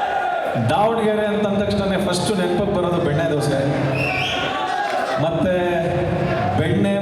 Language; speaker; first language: Kannada; native; Kannada